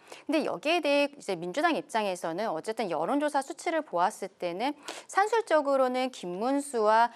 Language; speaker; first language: Korean; native; Korean